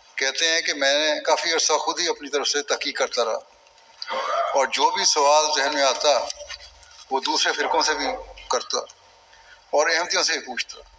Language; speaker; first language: Urdu; native; Urdu